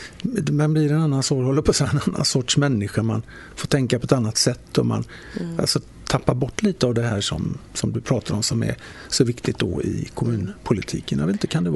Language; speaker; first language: Swedish; native; Swedish